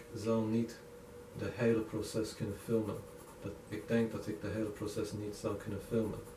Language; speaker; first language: Dutch; non-native, learner; English